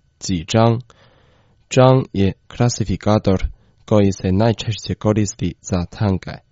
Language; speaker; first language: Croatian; non-native, fluent; Chinese